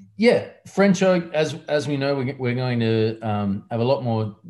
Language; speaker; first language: English; native; English